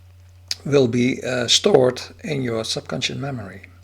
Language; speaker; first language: English; non-native, fluent; Dutch